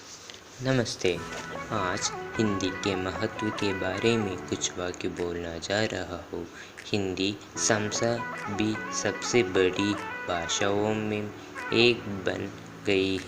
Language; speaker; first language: Hindi; non-native, local second language; Malayalam